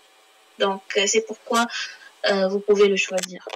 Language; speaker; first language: French; non-native, learner; Arabic